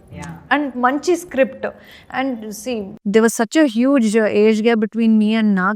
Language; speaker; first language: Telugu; non-native, learner; Kannada